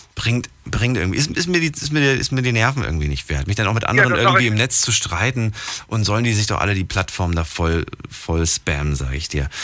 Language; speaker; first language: German; native; German